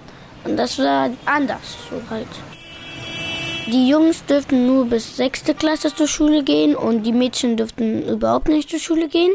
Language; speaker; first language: German; early bilingual, other home language; Pashto